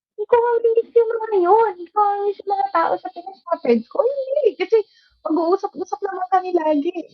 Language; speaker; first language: Filipino; native; Filipino